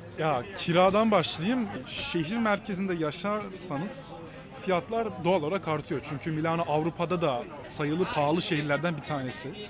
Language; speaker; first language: Turkish; native; Turkish